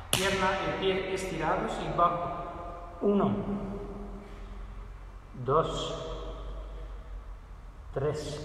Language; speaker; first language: Spanish; non-native, fluent; Italian